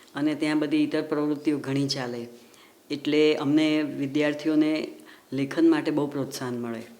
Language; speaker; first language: Gujarati; native; Gujarati